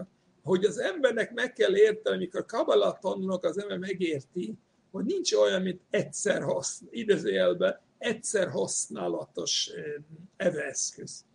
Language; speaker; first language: Hungarian; non-native, fluent; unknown